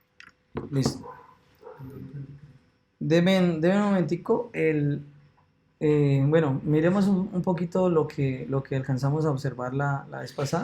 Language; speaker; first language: Spanish; native; Spanish